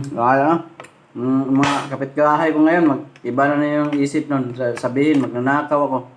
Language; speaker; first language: Filipino; non-native, local second language; Cebuano